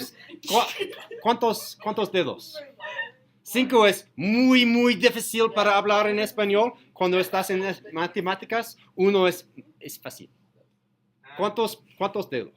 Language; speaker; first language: Spanish; non-native, learner; English